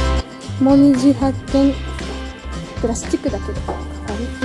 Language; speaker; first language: Japanese; non-native, fluent; Russian